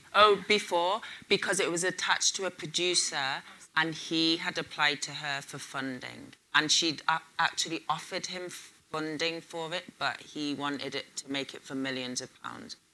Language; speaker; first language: English; native; English